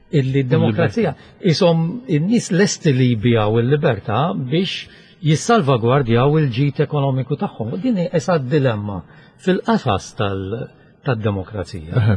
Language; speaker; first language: Maltese; native; Maltese